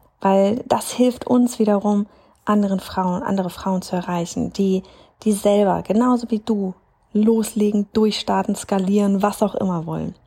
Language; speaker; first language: German; native; German